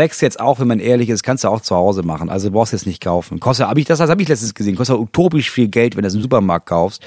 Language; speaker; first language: German; native; German